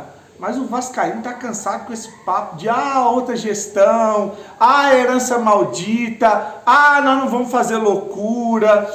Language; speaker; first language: Portuguese; native; Portuguese